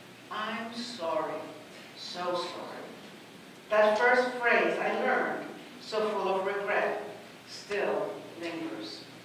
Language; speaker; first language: English; non-native, fluent; Spanish